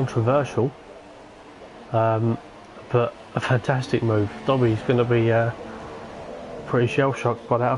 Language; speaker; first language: English; native; English